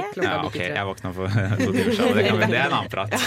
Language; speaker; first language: Norwegian; native; Norwegian